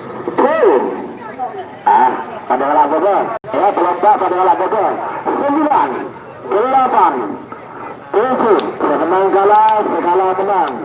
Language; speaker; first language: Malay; non-native, local second language; Madurese